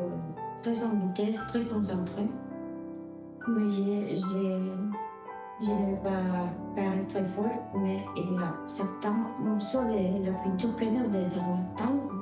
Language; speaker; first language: French; non-native, fluent; Spanish